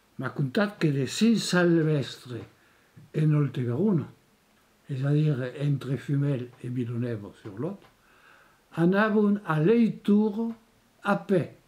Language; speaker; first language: Occitan; native; Occitan